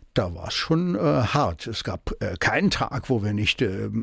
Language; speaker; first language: German; native; German